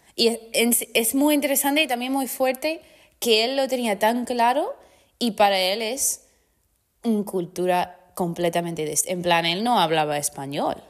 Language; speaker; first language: Spanish; non-native, fluent; English